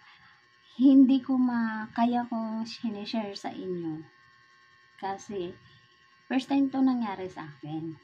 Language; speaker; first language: Filipino; non-native, local second language; Cebuano